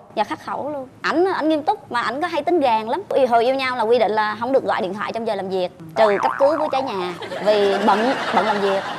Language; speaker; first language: Vietnamese; native; Vietnamese